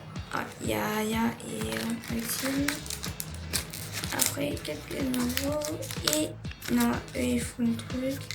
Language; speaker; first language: French; native; French